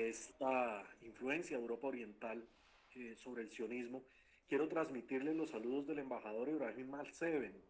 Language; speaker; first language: Spanish; native; Spanish